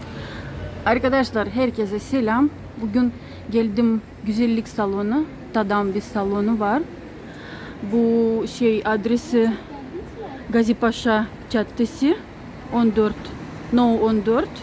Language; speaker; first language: Turkish; non-native, learner; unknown